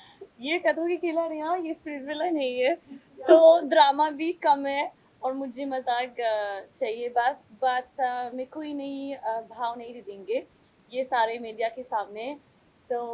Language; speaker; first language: Hindi; non-native, learner; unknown